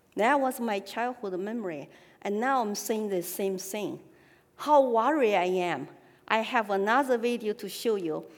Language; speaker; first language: English; non-native, fluent; Chinese